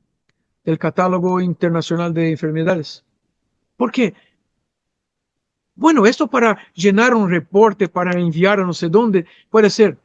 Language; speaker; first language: Spanish; non-native, fluent; Portuguese